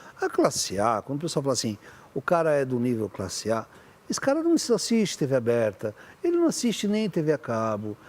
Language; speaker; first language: Portuguese; native; Portuguese